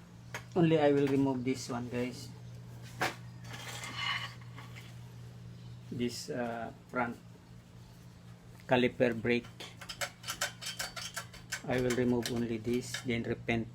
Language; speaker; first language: English; non-native, local second language; Filipino